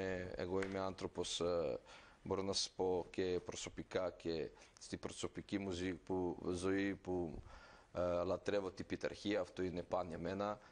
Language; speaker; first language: Greek; non-native, fluent; Serbian